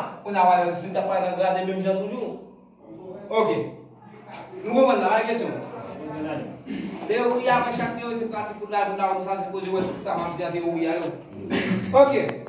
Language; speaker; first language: French; non-native, local second language; Haitian Creole